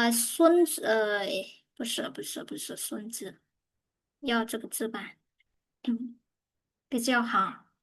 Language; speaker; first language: Chinese; non-native, fluent; Khmer